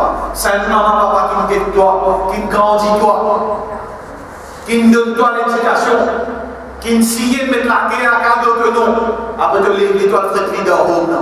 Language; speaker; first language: French; non-native, local second language; Morisyen